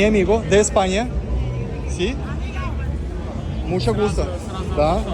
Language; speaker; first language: Spanish; non-native, learner; Russian